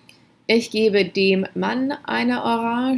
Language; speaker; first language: German; non-native, fluent; English